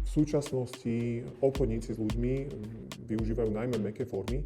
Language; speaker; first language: Slovak; native; Slovak